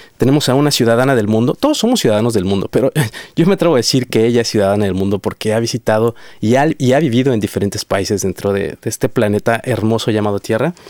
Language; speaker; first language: Spanish; native; Spanish